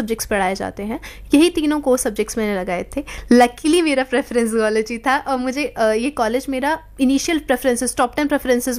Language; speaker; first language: Hindi; native; Hindi